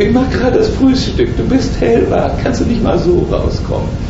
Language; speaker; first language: German; native; German